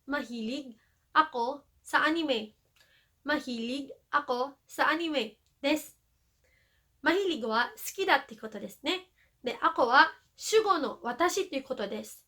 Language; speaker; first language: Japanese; non-native, fluent; Filipino